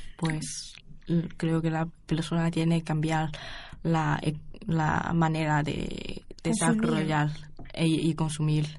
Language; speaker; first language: Spanish; non-native, learner; Chinese